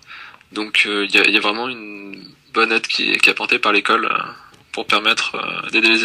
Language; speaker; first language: French; native; French